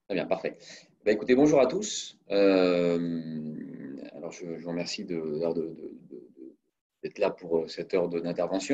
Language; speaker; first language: French; native; French